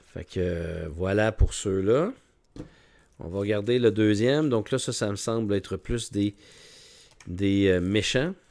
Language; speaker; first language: French; native; French